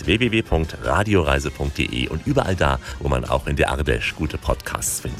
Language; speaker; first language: German; native; German